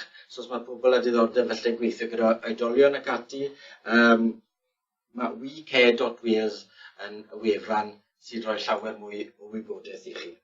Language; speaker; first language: Welsh; native; Welsh